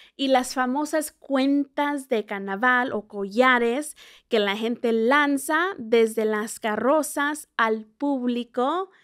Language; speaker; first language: Spanish; early bilingual, heritage; Spanish